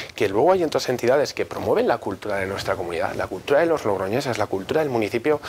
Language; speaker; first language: Spanish; native; Spanish